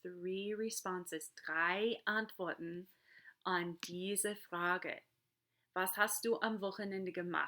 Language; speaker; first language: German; non-native, fluent; English